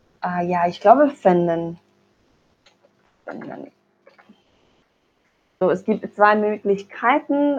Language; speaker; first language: German; non-native, learner; Spanish